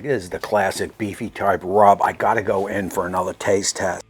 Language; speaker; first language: English; native; English